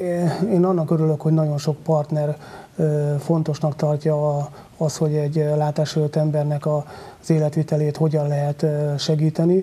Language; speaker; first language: Hungarian; native; Hungarian